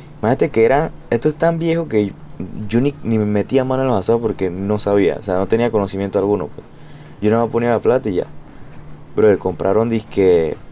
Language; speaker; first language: Spanish; native; Spanish